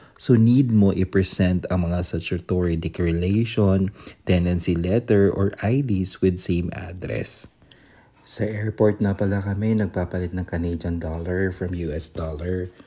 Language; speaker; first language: Filipino; native; Filipino